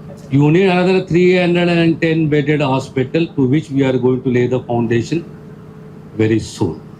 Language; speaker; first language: English; non-native, local second language; Telugu